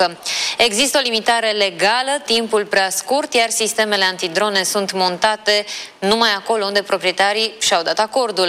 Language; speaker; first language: Romanian; native; Romanian